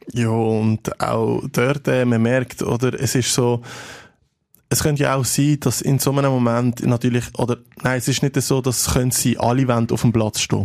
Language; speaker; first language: German; native; German